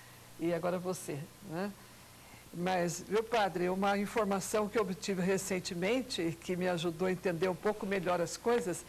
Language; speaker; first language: Portuguese; native; Portuguese